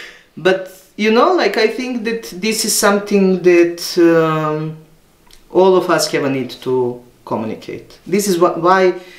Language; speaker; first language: English; non-native, learner; Serbian